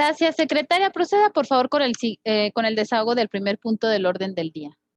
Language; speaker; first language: Spanish; native; Spanish